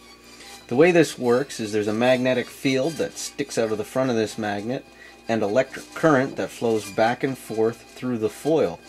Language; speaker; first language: English; native; English